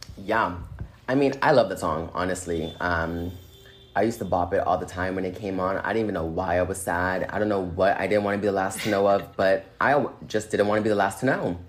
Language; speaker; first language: English; native; English